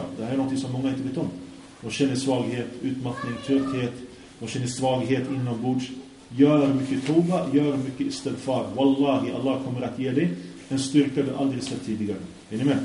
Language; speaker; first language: Swedish; early bilingual, other home language; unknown